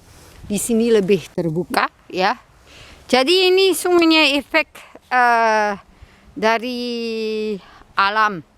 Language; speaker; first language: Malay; non-native, fluent; Dutch